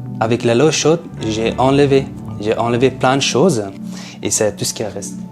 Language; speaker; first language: French; non-native, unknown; Persian